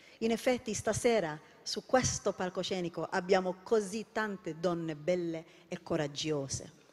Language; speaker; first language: Italian; non-native, learner; Hebrew